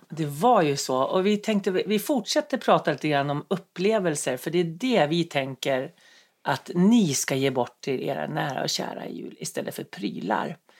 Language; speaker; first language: Swedish; native; Swedish